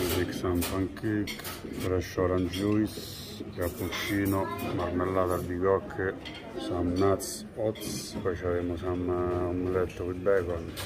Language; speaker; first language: English; non-native, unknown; Italian